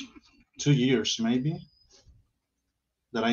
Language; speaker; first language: English; non-native, learner; Spanish